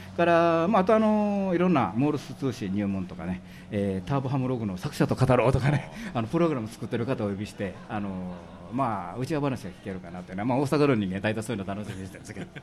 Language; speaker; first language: Japanese; native; Japanese